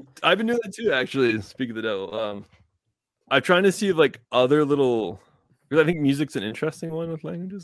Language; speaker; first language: English; native; English